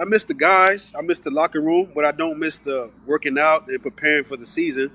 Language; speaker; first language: English; native; English